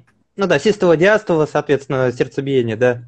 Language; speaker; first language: Russian; native; Russian